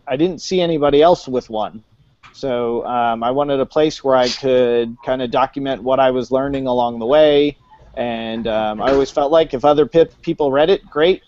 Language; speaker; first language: English; native; English